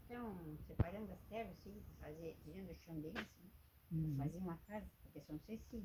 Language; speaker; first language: Portuguese; native; Portuguese